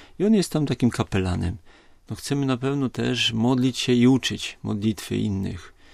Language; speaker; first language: Polish; native; Polish